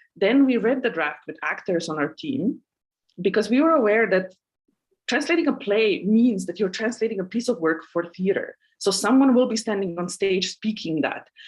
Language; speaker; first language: English; non-native, fluent; Slovenian